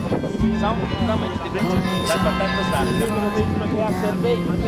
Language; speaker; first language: Portuguese; non-native, fluent; French